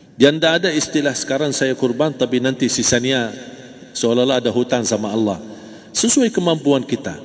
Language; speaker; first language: Malay; non-native, fluent; Arabic